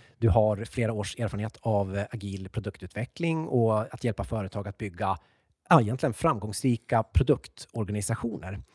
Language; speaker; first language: Swedish; native; Swedish